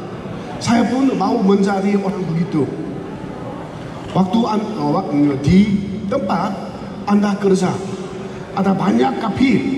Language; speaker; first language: Indonesian; non-native, learner; Korean